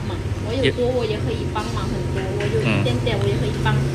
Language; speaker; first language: Chinese; non-native, fluent; Lao